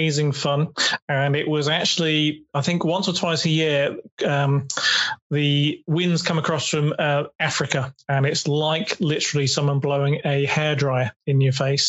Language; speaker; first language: English; native; English